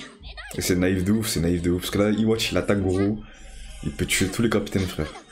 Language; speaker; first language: French; native; French